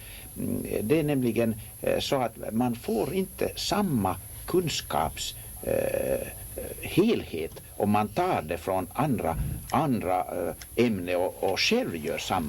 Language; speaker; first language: Swedish; non-native, local second language; Finnish